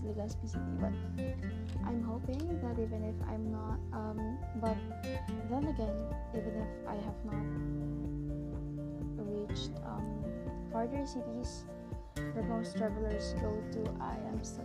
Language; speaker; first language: English; non-native, local second language; Masbatenyo